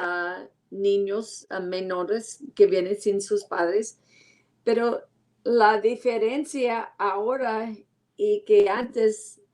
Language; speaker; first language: Spanish; non-native, learner; English